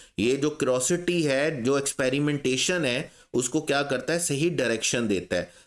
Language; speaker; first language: Urdu; non-native, local second language; Punjabi